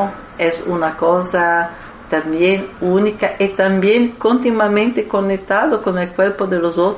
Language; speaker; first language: Spanish; non-native, fluent; Italian